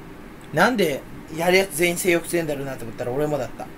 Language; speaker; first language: Japanese; native; Japanese